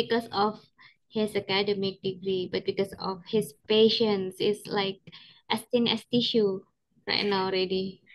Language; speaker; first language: English; non-native, fluent; Indonesian